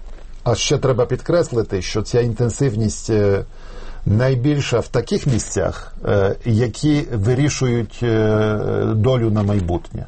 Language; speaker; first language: Ukrainian; non-native, fluent; Polish